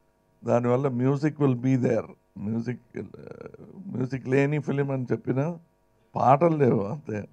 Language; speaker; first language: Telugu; non-native, fluent; Tamil